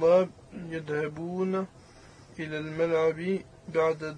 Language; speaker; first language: Arabic; non-native, learner; French